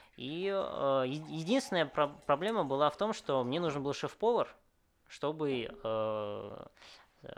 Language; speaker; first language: Russian; early bilingual, other home language; Vietnamese